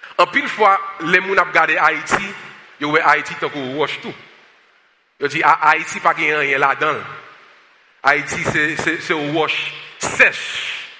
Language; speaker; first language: French; non-native, local second language; Haitian Creole